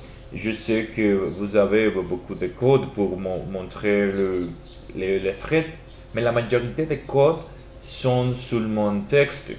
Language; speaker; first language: French; non-native, learner; Spanish